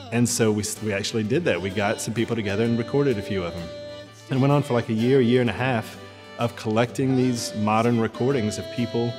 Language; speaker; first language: English; native; English